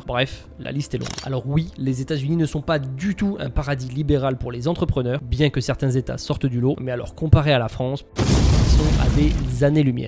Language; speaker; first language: French; native; French